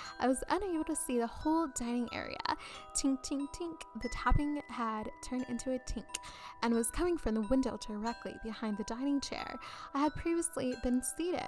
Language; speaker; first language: English; early bilingual, other home language; Spanish